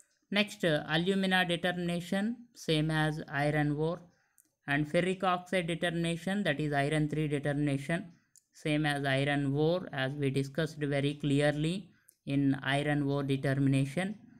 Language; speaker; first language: English; non-native, local second language; Telugu